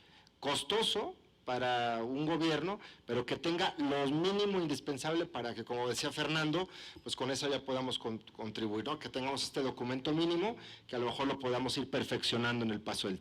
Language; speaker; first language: Spanish; native; Spanish